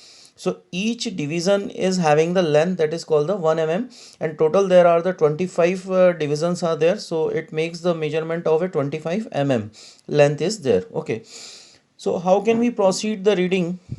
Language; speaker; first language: English; non-native, local second language; Hindi